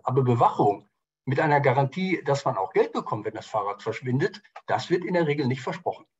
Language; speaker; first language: German; native; German